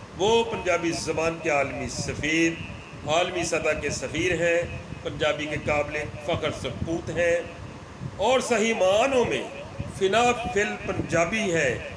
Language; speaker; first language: Urdu; non-native, local second language; Punjabi